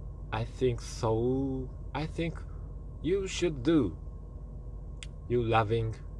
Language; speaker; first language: English; non-native, learner; Japanese